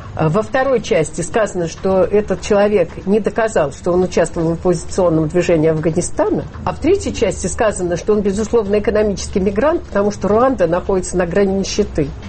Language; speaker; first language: Russian; native; Russian